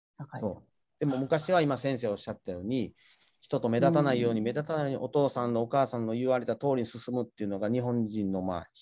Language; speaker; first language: Japanese; native; Japanese